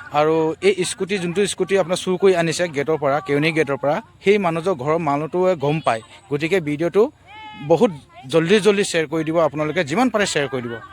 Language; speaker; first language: Assamese; non-native, local second language; Bodo